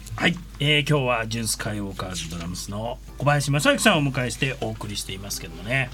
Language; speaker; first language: Japanese; native; Japanese